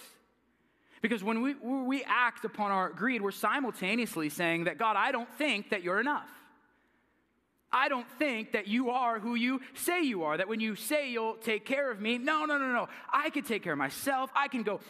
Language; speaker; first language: English; native; English